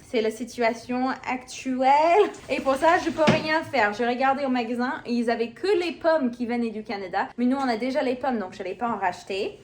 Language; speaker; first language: French; non-native, fluent; English